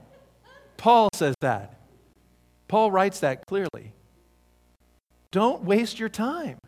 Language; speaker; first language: English; native; English